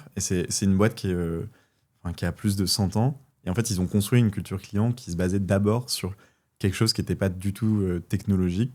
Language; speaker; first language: French; native; French